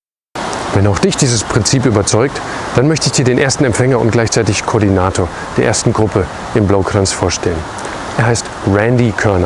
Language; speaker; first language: German; native; German